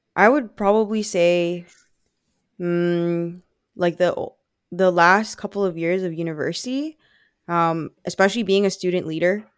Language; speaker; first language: English; non-native, fluent; Filipino